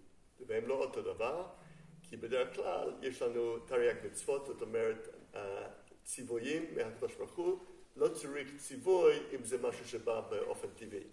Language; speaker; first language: Hebrew; non-native, fluent; English